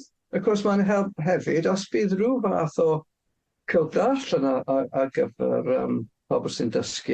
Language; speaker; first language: Welsh; non-native, fluent; English